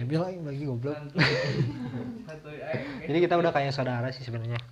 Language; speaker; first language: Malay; non-native, local second language; Sundanese